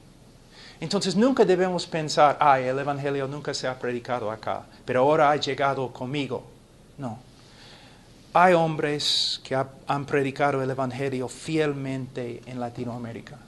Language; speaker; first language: Spanish; non-native, fluent; English